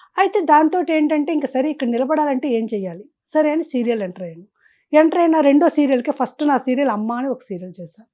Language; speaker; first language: Telugu; native; Telugu